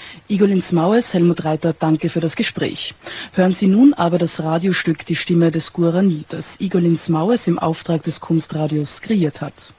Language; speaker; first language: German; native; German